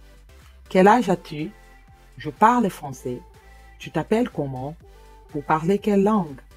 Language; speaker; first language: French; non-native, fluent; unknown